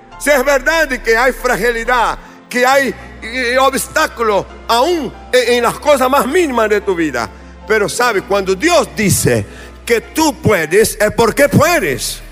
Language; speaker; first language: Spanish; non-native, fluent; Portuguese